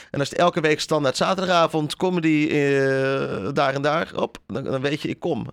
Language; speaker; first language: Dutch; native; Dutch